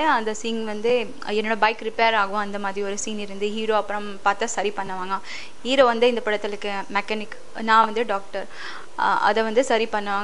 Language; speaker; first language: Tamil; non-native, fluent; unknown